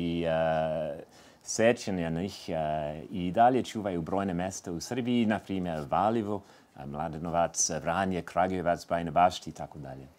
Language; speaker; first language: Serbian; non-native, fluent; English